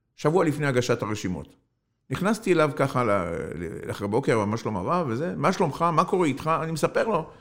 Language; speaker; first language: Hebrew; non-native, fluent; Arabic